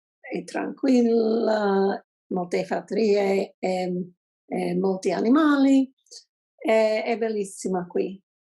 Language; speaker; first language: Italian; non-native, learner; English